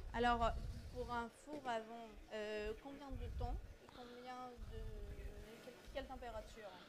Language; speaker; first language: French; non-native, fluent; Greek